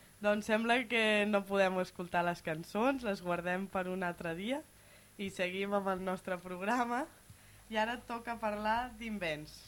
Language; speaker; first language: Catalan; native; Catalan